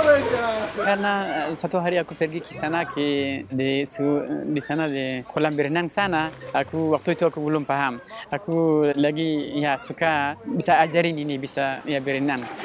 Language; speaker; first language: Indonesian; non-native, learner; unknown